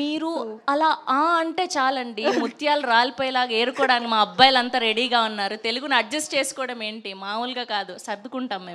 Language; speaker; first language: Telugu; native; Telugu